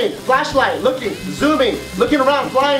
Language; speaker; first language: English; native; English